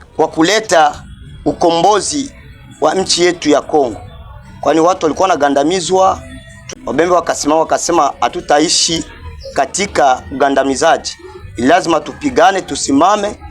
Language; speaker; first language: Swahili; non-native, local second language; Bembe